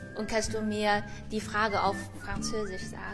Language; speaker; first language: German; non-native, learner; Chinese